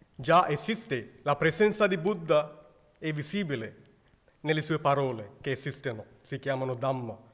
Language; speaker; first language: Italian; non-native, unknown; Sinhala